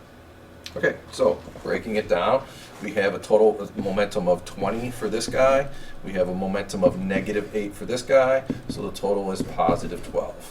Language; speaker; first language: English; native; English